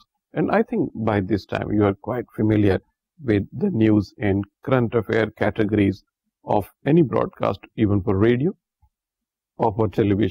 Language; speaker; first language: English; non-native, local second language; Urdu